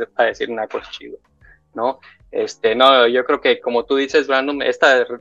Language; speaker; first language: Spanish; native; Spanish